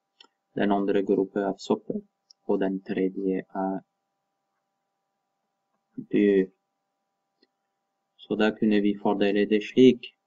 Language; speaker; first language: Norwegian; non-native, fluent; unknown